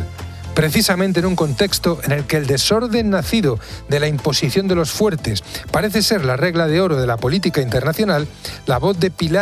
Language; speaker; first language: Spanish; native; Spanish